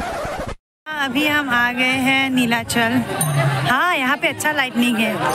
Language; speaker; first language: Hindi; non-native, local second language; Assamese